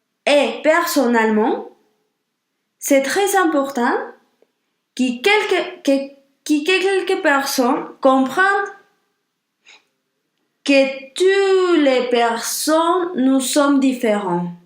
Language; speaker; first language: French; non-native, learner; Spanish